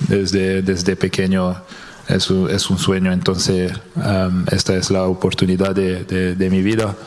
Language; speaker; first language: Spanish; non-native, fluent; French